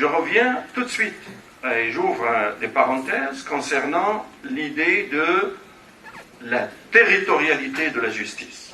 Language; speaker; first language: French; non-native, local second language; Arabic